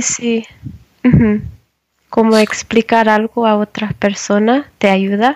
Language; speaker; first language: Spanish; non-native, learner; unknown